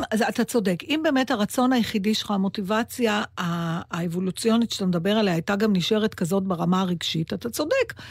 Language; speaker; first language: Hebrew; native; Hebrew